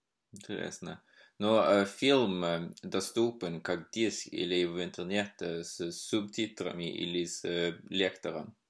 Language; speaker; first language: Russian; non-native, fluent; Norwegian